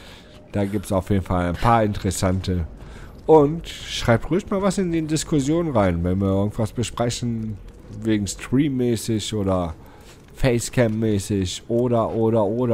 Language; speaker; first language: German; native; German